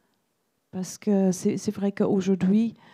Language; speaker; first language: French; non-native, fluent; English